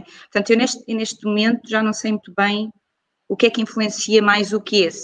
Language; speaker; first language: Portuguese; native; Portuguese